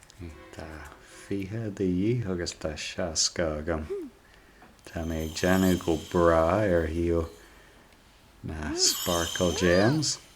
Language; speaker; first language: Irish; non-native, local second language; English